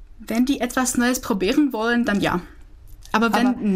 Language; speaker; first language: German; non-native, fluent; Czech